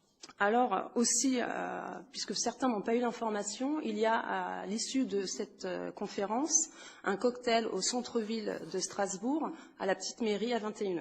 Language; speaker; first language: French; native; French